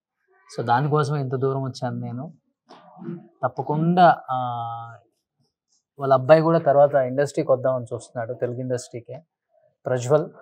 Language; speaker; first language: Telugu; native; Telugu